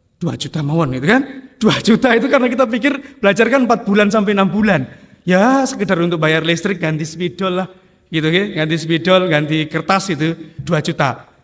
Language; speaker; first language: Indonesian; non-native, local second language; Javanese